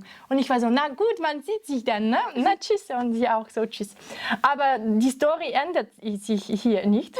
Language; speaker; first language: German; non-native, fluent; French